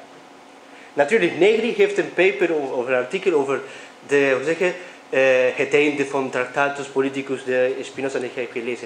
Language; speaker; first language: Dutch; non-native, fluent; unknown